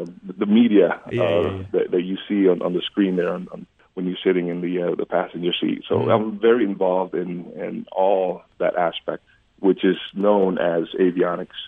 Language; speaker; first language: English; early bilingual, other home language; Indonesian